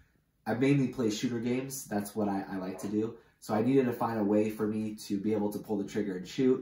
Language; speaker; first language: English; native; English